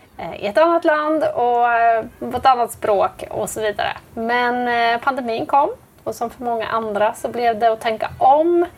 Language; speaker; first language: Swedish; native; Swedish